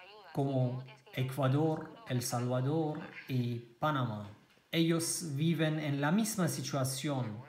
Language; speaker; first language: Spanish; non-native, learner; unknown